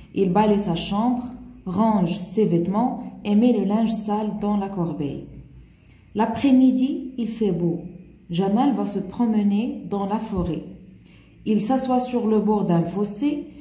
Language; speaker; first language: French; non-native, local second language; Arabic